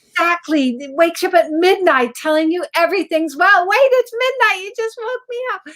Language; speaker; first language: English; native; English